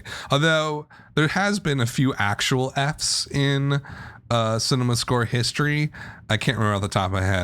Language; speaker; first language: English; native; English